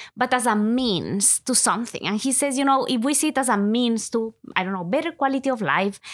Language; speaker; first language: English; non-native, fluent; Spanish